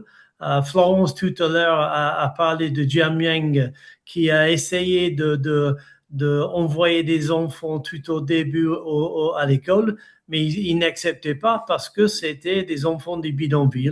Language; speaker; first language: French; non-native, fluent; English